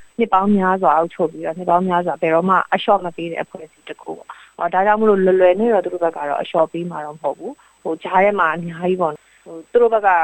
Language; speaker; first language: Burmese; native; Burmese